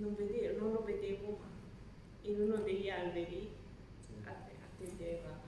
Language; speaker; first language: Italian; non-native, fluent; Japanese